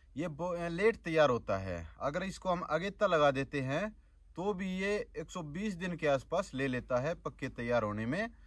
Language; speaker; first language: Hindi; native; Hindi